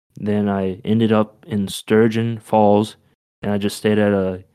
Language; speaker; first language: English; native; English